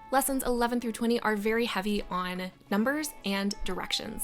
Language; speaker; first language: English; native; English